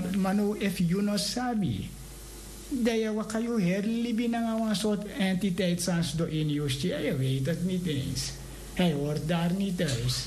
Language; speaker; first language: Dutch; native; Dutch